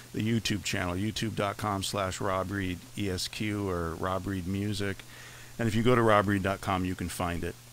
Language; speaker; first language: English; native; English